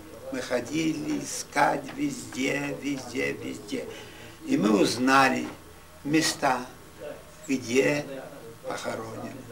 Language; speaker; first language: Russian; non-native, local second language; Yiddish